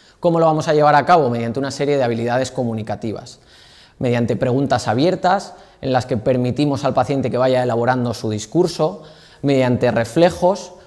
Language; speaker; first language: Spanish; native; Spanish